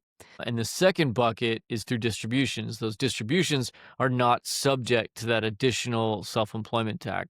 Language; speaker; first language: English; native; English